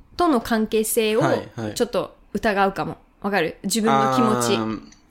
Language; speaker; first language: Japanese; native; Japanese